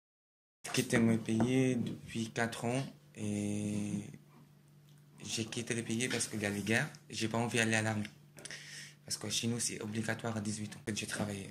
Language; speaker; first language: French; non-native, learner; Arabic